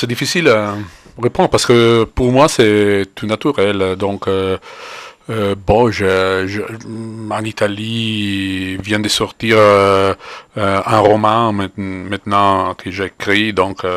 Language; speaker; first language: French; non-native, fluent; Italian